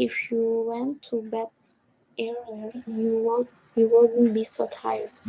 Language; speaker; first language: English; non-native, learner; Indonesian